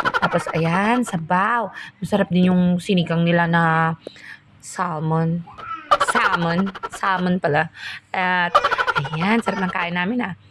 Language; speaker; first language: Filipino; native; Filipino